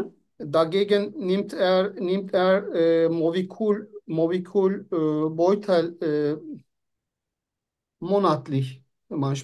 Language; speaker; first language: German; non-native, fluent; Turkish